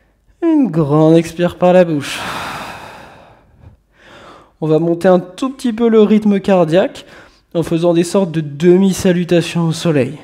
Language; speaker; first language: French; native; French